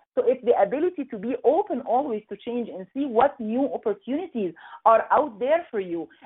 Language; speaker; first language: English; non-native, fluent; Arabic